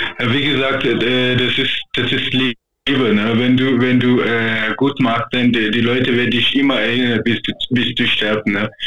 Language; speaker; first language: German; non-native, fluent; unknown